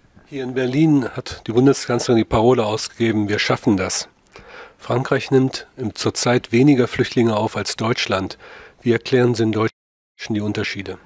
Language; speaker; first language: German; native; German